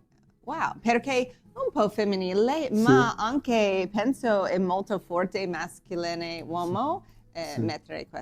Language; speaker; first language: Italian; non-native, learner; English